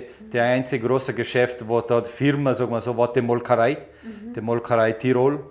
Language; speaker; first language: German; early bilingual, heritage; German